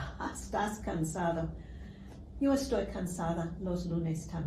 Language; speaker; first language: Spanish; non-native, fluent; English